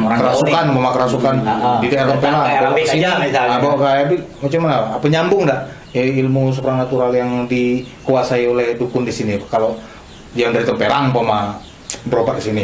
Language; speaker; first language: Malay; native; Malay